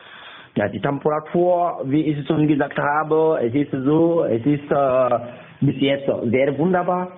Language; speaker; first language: German; non-native, learner; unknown